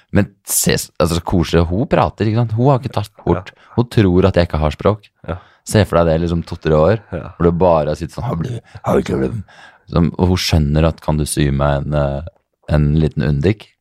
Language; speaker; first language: Norwegian; native; Norwegian